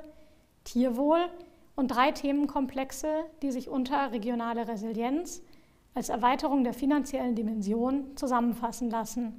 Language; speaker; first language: German; native; German